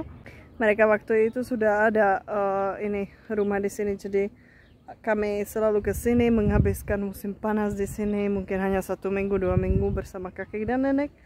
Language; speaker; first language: Indonesian; non-native, fluent; Czech